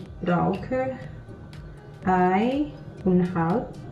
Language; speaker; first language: German; non-native, learner; Thai